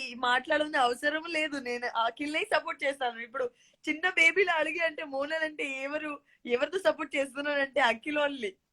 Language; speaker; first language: Telugu; non-native, learner; Gujarati